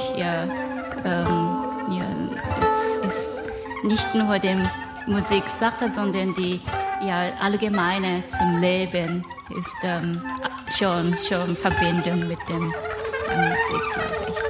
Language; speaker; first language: German; non-native, learner; Japanese